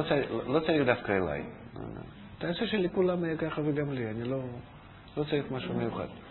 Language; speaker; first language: Hebrew; non-native, fluent; Russian